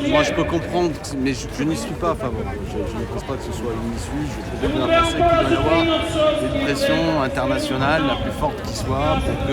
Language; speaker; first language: French; native; French